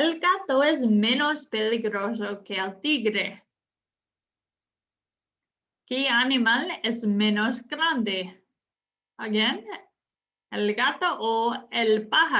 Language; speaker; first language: Spanish; non-native, fluent; English